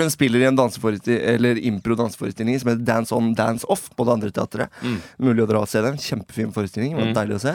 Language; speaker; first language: Norwegian; native; Norwegian